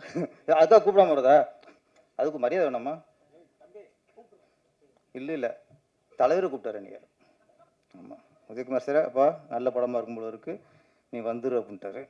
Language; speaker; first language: Tamil; native; Tamil